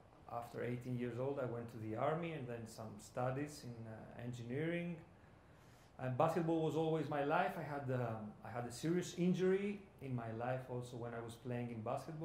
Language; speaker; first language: English; non-native, fluent; Greek